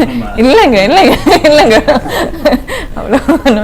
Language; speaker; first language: Tamil; non-native, learner; Kodava